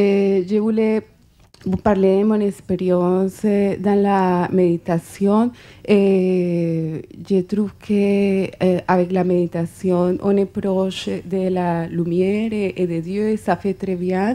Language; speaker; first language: French; non-native, fluent; Spanish